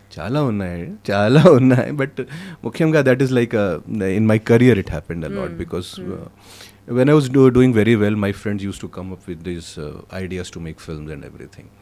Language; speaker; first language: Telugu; non-native, fluent; Hindi